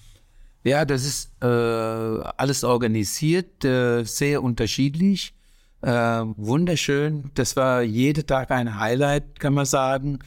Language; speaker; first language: German; non-native, fluent; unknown